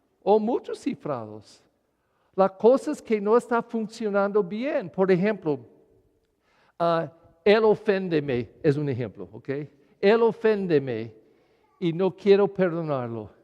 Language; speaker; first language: Spanish; non-native, learner; English